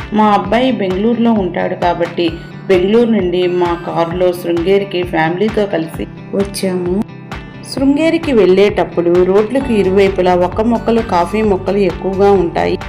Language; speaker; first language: Telugu; native; Telugu